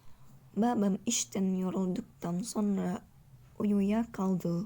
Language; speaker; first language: Turkish; non-native, learner; Indonesian